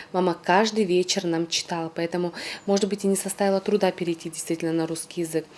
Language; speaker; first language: Russian; non-native, local second language; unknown